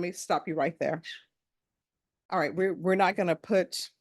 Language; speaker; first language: English; native; English